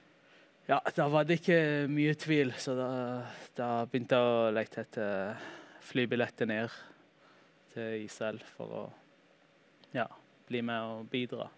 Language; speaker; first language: Norwegian; early bilingual, heritage; Norwegian